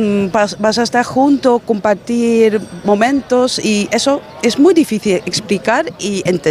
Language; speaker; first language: Spanish; non-native, fluent; Dutch